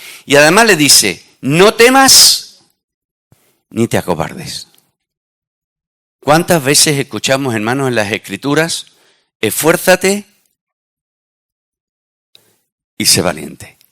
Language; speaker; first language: Spanish; native; Spanish